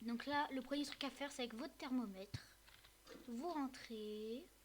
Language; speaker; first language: French; native; French